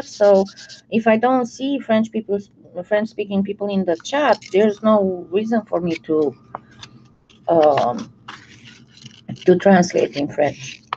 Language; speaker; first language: English; non-native, fluent; French